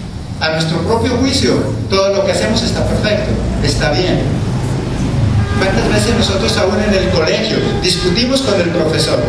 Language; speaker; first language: Spanish; native; Spanish